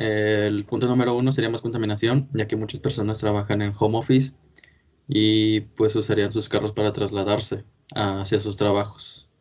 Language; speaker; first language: Spanish; native; Spanish